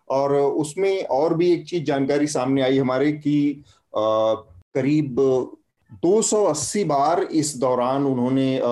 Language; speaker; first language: Hindi; native; Hindi